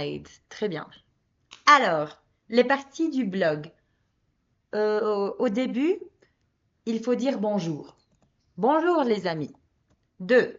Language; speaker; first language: French; non-native, fluent; Spanish